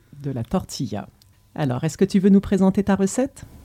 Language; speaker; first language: French; native; French